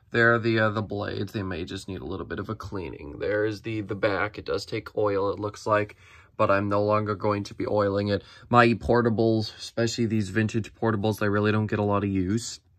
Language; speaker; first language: English; native; English